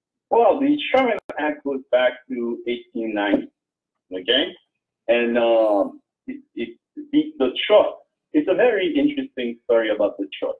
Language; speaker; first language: English; non-native, fluent; Haitian Creole